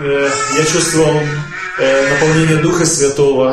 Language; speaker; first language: Polish; non-native, learner; Russian